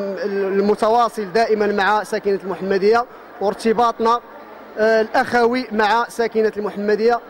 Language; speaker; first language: Arabic; native; Arabic